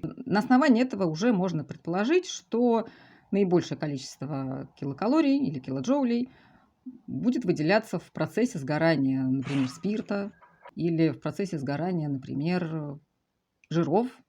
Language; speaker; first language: Russian; native; Russian